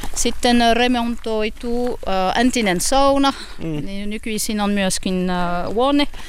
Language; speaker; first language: Finnish; non-native, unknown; French